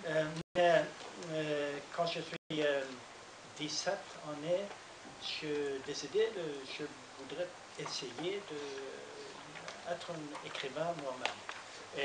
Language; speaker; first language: French; non-native, learner; Norwegian